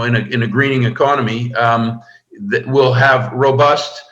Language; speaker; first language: English; native; English